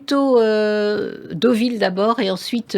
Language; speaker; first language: French; native; French